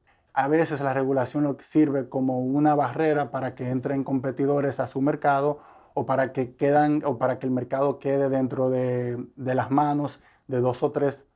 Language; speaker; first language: Spanish; native; Spanish